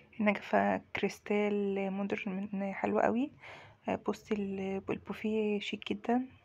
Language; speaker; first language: Arabic; native; Arabic